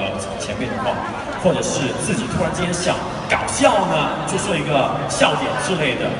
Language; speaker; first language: Chinese; non-native, local second language; Cantonese